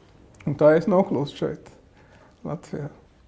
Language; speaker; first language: Latvian; non-native, fluent; Arabic